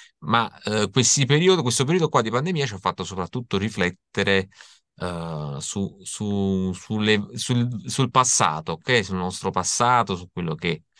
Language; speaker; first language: Italian; native; Italian